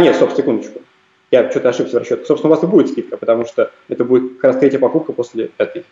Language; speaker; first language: Russian; native; Russian